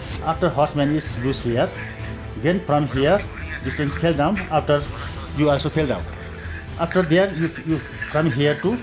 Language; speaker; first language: English; non-native, learner; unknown